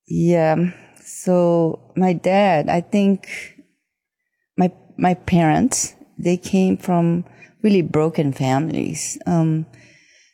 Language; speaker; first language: English; non-native, fluent; Japanese